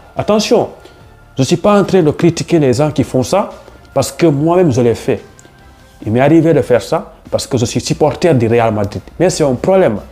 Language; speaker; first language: French; non-native, local second language; Wolof